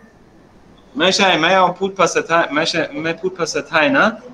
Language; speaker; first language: Thai; non-native, learner; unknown